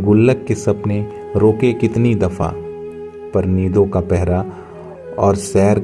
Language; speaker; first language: Hindi; native; Hindi